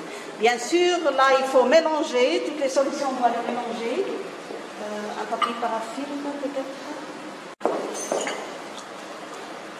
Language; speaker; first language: French; non-native, local second language; Arabic